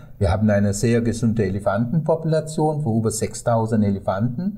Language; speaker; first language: German; non-native, fluent; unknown